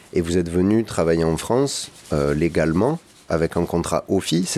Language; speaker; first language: French; native; French